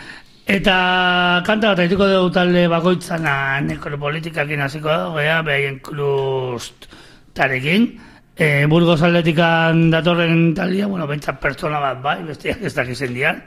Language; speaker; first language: Basque; native; Basque